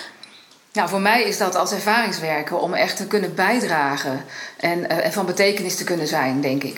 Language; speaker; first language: Dutch; native; Dutch